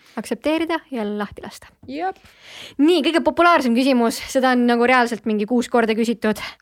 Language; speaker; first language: Estonian; native; Estonian